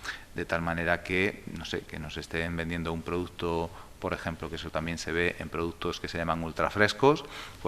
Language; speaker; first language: Spanish; native; Spanish